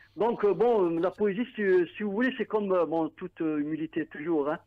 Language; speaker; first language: French; non-native, local second language; Arabic